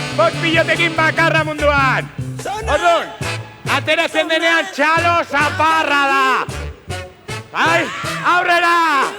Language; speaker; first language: Basque; non-native, local second language; Spanish